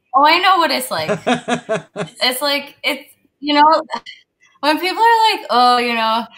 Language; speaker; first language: English; native; English